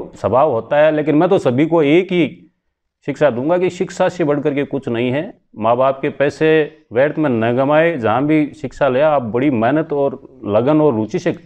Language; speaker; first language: Hindi; native; Hindi